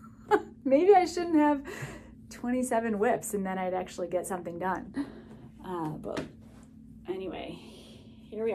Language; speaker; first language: English; native; English